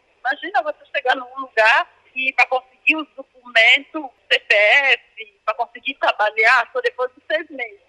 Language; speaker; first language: Portuguese; non-native, fluent; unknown